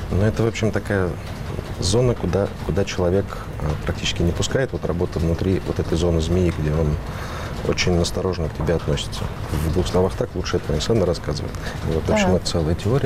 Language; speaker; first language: Russian; native; Russian